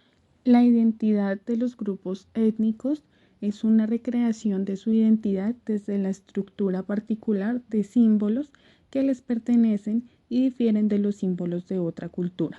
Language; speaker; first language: Spanish; native; Spanish